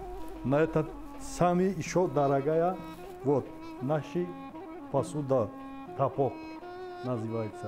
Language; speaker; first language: Russian; non-native, learner; Tajik